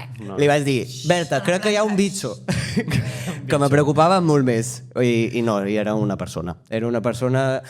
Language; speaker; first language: Catalan; native; Catalan